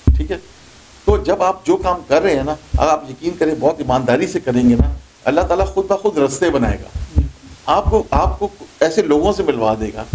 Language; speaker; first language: Urdu; non-native, local second language; Punjabi